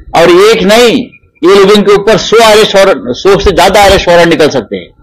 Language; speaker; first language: Hindi; non-native, local second language; Marathi